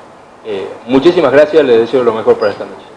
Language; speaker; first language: Spanish; native; Spanish